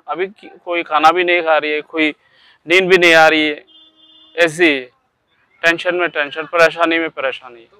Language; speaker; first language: Hindi; non-native, learner; Rohingya